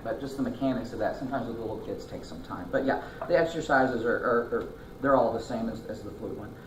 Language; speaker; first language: English; native; English